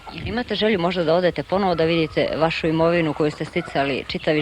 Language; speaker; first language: Bosnian; native; Bosnian